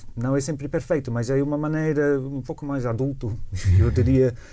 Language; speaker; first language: Portuguese; non-native, fluent; English